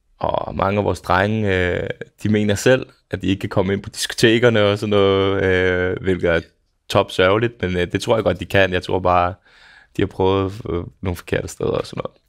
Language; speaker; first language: Danish; early bilingual, other home language; Serbian